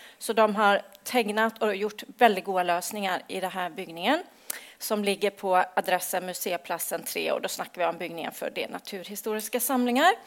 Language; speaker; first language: Swedish; native; Swedish